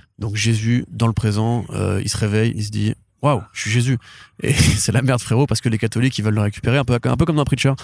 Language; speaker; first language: French; native; French